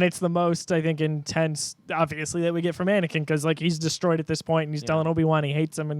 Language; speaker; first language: English; native; English